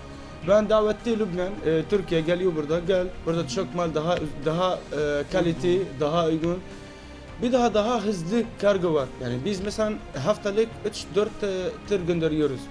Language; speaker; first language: Turkish; non-native, learner; Arabic